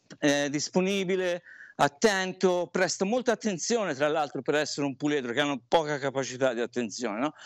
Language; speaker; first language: Italian; native; Italian